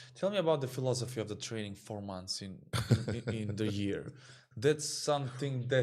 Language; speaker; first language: English; non-native, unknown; Macedonian